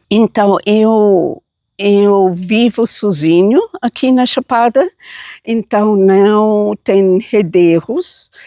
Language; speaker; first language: Portuguese; non-native, fluent; German